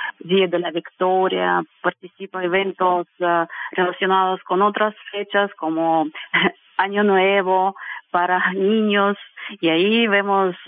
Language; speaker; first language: Spanish; non-native, fluent; Russian